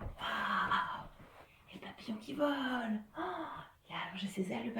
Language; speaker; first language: French; native; French